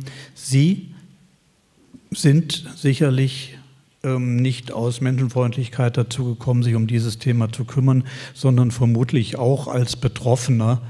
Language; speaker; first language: German; native; German